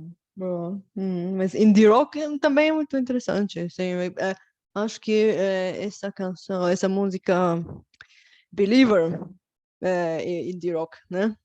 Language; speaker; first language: Portuguese; non-native, learner; Bulgarian